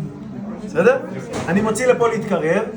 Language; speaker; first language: Hebrew; native; Hebrew